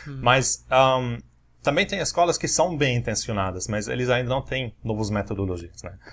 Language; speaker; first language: Portuguese; non-native, fluent; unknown